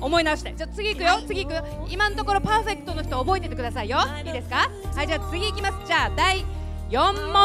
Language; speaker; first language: Japanese; native; Japanese